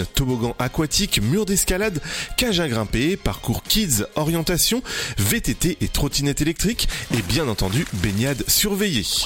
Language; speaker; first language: French; native; French